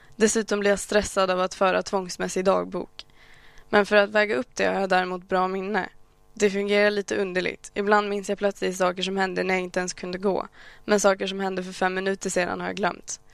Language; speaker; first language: Swedish; early bilingual, other home language; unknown